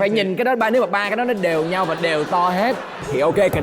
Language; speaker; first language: Vietnamese; native; Vietnamese